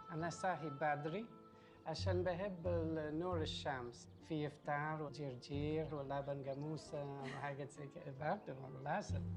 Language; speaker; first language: Arabic; non-native, learner; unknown